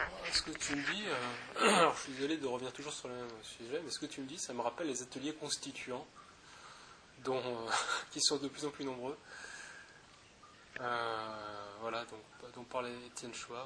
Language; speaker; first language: French; native; French